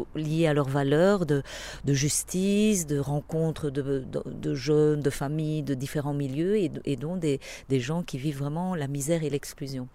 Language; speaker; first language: French; native; French